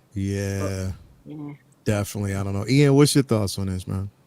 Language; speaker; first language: English; native; English